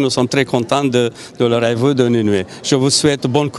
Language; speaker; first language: French; non-native, fluent; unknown